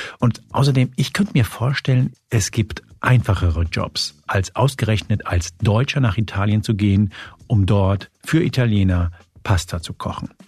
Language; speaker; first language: German; early bilingual, other home language; Spanish